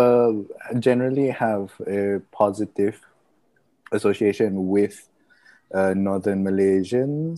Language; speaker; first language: English; non-native, local second language; Malay